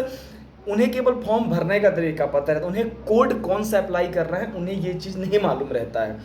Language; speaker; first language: Hindi; native; Hindi